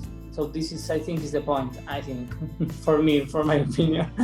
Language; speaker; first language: English; non-native, fluent; Spanish